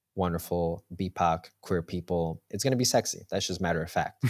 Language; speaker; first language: English; early bilingual, heritage; Spanish